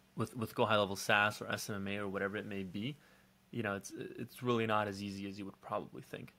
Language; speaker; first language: English; non-native, fluent; Dutch